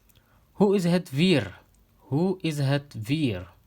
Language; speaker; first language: Dutch; non-native, fluent; Tigrinya